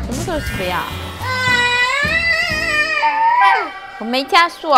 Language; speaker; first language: Chinese; native; Chinese